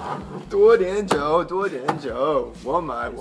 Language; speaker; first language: Chinese; non-native, learner; English